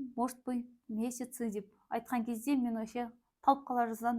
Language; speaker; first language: Russian; non-native, local second language; Kazakh